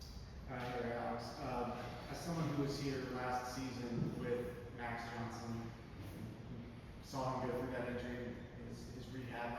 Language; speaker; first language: English; native; English